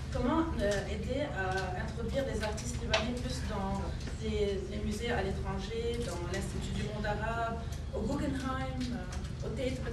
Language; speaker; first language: French; non-native, local second language; Arabic